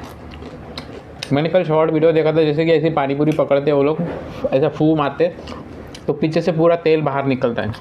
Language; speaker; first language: Hindi; non-native, local second language; Marathi